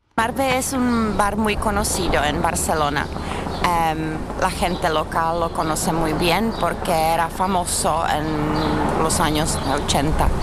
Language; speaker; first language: Spanish; non-native, fluent; Czech